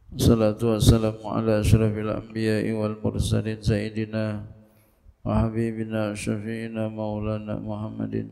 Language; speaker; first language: Arabic; non-native, fluent; Indonesian